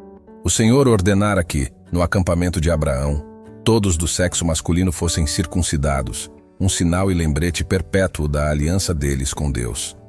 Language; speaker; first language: Portuguese; native; Portuguese